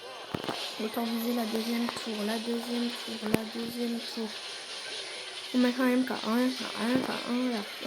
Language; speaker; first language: French; native; French